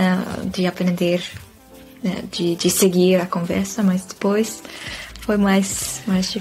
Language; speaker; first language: Portuguese; non-native, fluent; Dutch